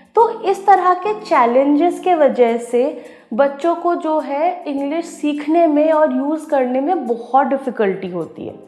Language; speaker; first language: Hindi; non-native, local second language; Odia